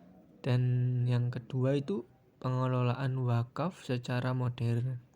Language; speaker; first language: Indonesian; native; Indonesian